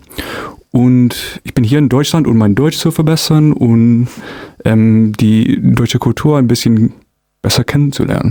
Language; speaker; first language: German; non-native, fluent; English